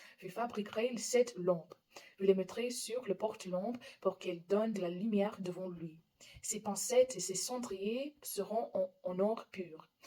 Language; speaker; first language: French; non-native, fluent; English